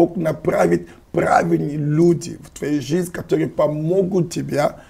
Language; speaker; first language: Russian; non-native, fluent; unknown